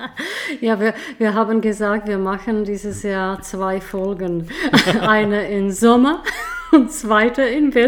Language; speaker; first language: German; non-native, fluent; Czech